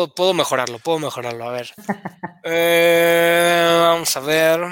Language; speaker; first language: Spanish; native; Spanish